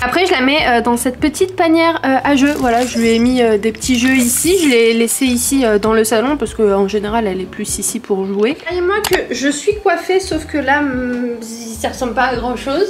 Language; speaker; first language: French; native; French